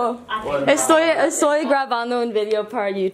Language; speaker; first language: Spanish; non-native, learner; English